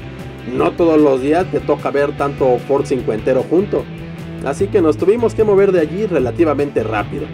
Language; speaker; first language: Spanish; native; Spanish